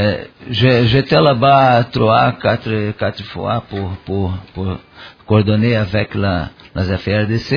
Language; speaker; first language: French; non-native, learner; Portuguese